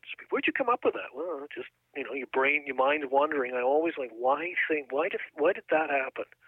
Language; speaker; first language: English; native; English